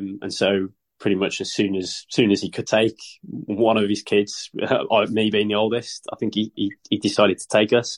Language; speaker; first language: English; native; English